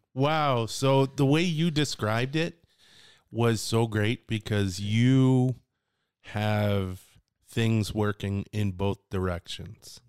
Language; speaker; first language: English; native; English